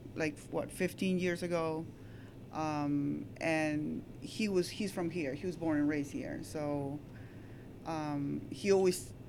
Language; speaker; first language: English; non-native, fluent; Spanish